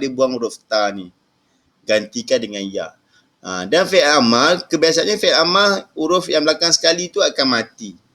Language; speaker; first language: Malay; native; Malay